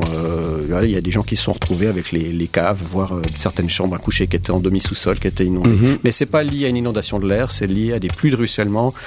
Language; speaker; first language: French; native; French